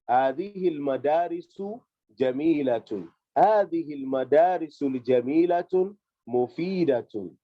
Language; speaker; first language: Arabic; non-native, fluent; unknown